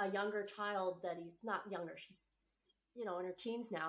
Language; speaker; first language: English; native; English